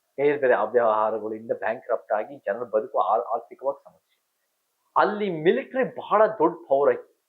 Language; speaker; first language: Kannada; early bilingual, heritage; Kannada